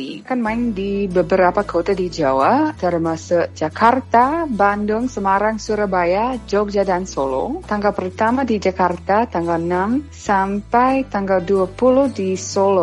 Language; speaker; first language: Indonesian; non-native, fluent; English